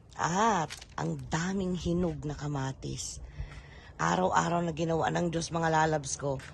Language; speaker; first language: Filipino; non-native, local second language; Iloko